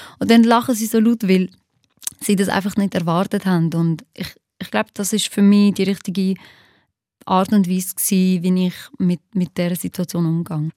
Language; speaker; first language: German; early bilingual, other home language; Albanian